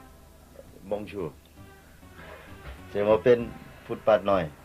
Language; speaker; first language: French; non-native, learner; Thai